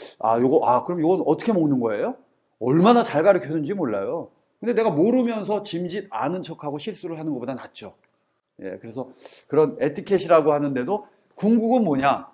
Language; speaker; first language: Korean; native; Korean